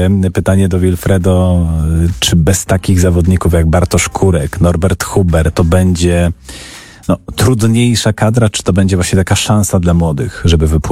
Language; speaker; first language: Polish; native; Polish